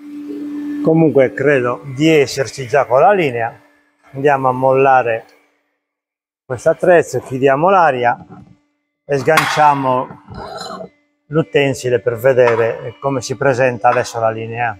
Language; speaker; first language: Italian; native; Italian